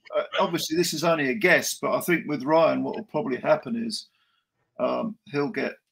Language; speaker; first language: English; native; English